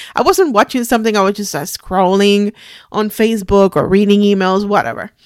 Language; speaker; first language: English; non-native, fluent; Spanish